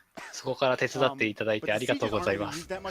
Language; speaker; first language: Japanese; native; Japanese